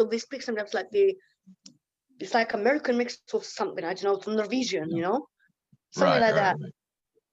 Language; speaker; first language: English; non-native, fluent; Lithuanian